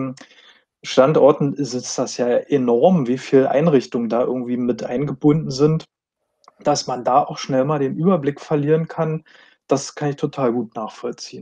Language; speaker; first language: German; native; German